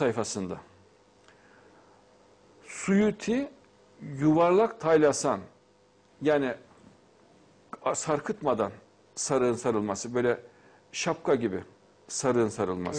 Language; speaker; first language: Turkish; native; Turkish